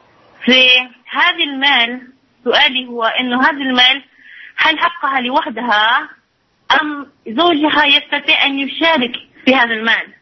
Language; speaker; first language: Arabic; non-native, learner; Malay